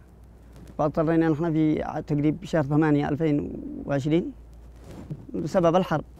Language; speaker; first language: Arabic; native; Arabic